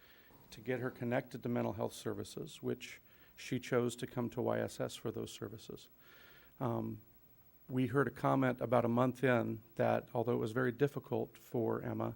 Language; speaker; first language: English; native; English